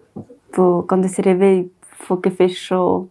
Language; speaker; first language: French; non-native, learner; Romanian